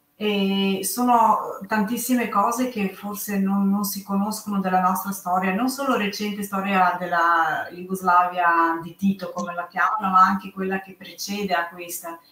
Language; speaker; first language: Italian; non-native, fluent; Serbian